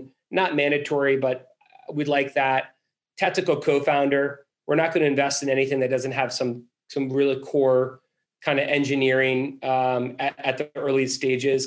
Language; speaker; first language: English; native; English